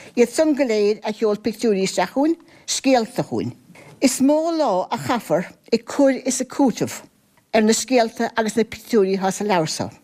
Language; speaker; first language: Irish; native; Irish